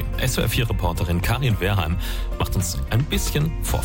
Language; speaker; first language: German; native; German